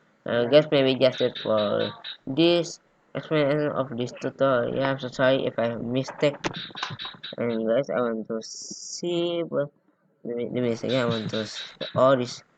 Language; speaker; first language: English; non-native, learner; Indonesian